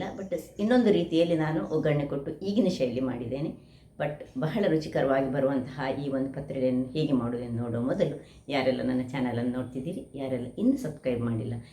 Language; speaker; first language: Kannada; non-native, local second language; Tulu